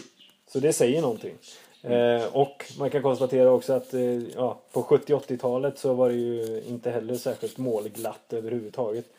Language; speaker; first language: Swedish; native; Swedish